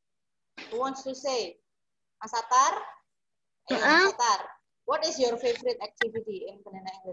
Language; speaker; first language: English; non-native, fluent; Indonesian